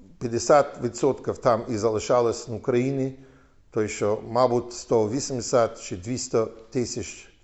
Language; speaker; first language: Ukrainian; non-native, learner; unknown